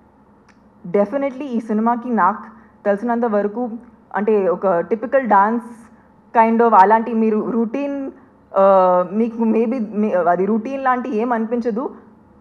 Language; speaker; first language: Telugu; non-native, fluent; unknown